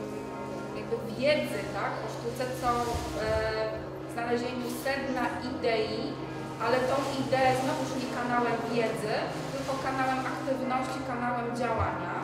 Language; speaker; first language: Polish; native; Polish